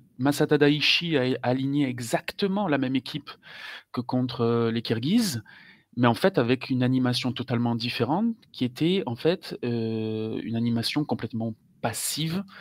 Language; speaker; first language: French; native; French